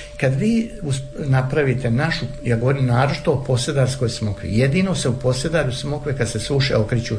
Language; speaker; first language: Serbian; native; Serbian